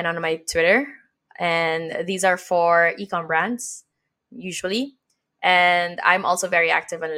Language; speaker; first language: English; non-native, local second language; Filipino